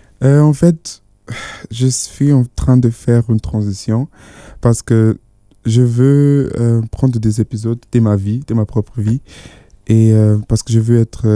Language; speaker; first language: French; non-native, fluent; Yoruba